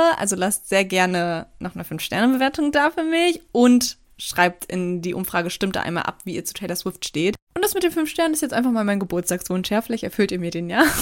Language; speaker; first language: German; early bilingual, other home language; Turkish